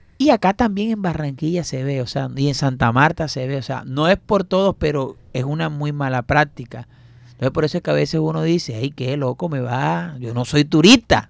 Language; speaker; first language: Spanish; native; Spanish